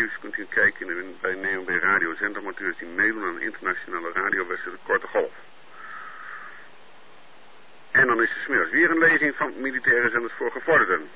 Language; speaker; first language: Dutch; native; Dutch